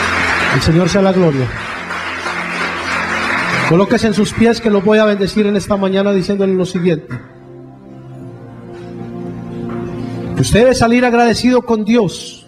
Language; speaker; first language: Spanish; native; Spanish